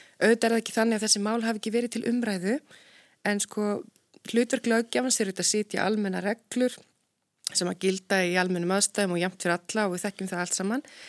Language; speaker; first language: Icelandic; native; Icelandic